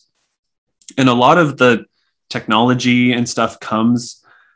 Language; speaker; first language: English; native; English